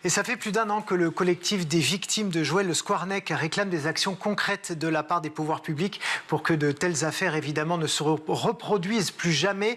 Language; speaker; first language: French; native; French